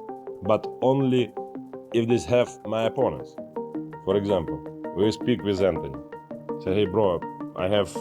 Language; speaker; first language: English; non-native, learner; Ukrainian